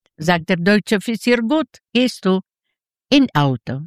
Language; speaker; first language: German; non-native, learner; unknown